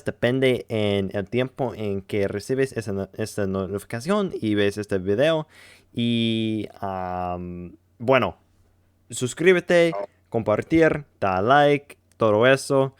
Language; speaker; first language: Spanish; non-native, learner; English